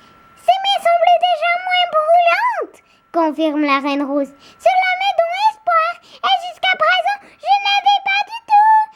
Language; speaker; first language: French; native; French